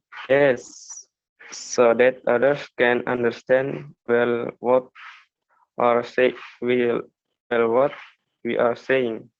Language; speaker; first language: English; non-native, learner; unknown